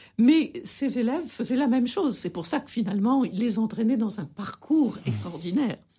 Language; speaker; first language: French; native; French